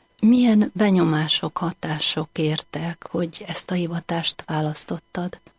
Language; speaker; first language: Hungarian; native; Hungarian